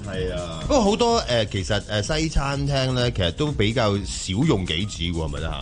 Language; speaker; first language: Cantonese; native; Cantonese